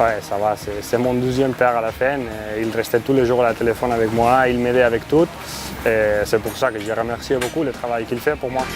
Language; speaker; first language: French; non-native, learner; Spanish